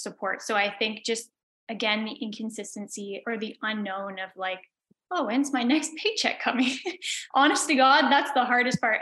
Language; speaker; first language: English; native; English